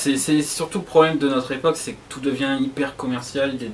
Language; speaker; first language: French; native; French